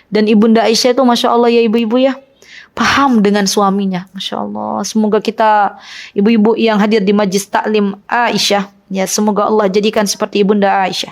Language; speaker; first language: Indonesian; native; Indonesian